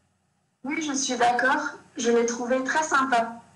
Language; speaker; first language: French; non-native, learner; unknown